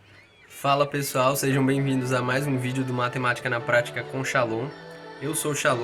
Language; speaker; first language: Portuguese; native; Portuguese